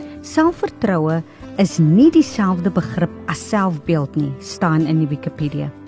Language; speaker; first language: Afrikaans; native; Afrikaans